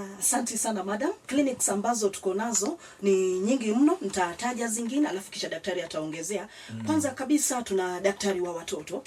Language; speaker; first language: Swahili; non-native, local second language; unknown